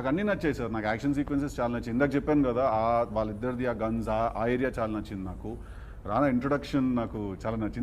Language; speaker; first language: Telugu; native; Telugu